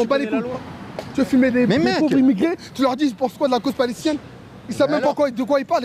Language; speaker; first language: French; native; French